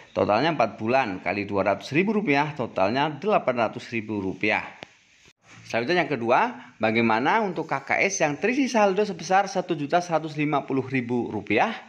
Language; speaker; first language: Indonesian; native; Indonesian